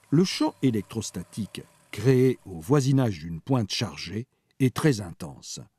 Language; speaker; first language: French; native; French